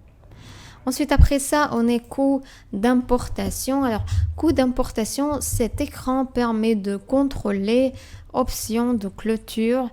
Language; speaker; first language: French; non-native, fluent; Arabic